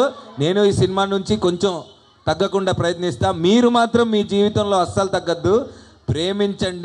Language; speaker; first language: Telugu; native; Telugu